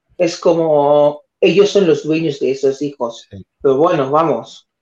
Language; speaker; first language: Spanish; non-native, fluent; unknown